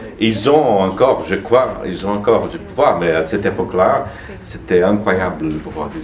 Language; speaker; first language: French; non-native, learner; Portuguese